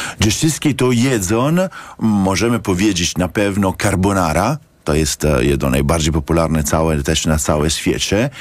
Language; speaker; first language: Polish; non-native, learner; Italian